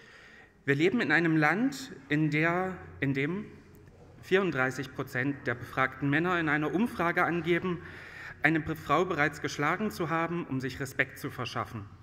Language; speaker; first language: German; native; German